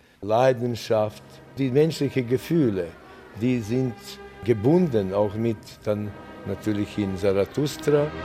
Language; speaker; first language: German; non-native, fluent; Latvian